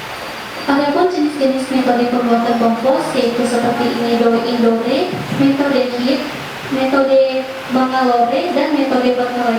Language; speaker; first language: Indonesian; native; Indonesian